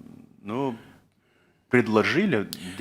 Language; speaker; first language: Russian; non-native, fluent; Lithuanian